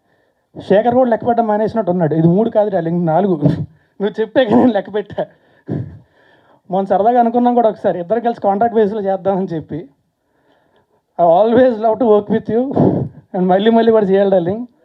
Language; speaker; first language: Telugu; native; Telugu